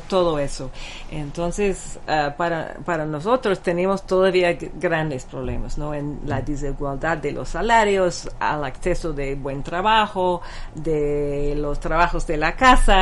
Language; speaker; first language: Spanish; non-native, fluent; English